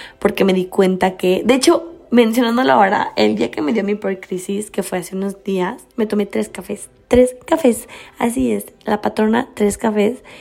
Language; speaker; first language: Spanish; native; Spanish